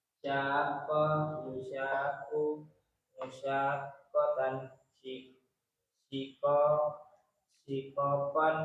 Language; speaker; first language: Arabic; non-native, learner; Indonesian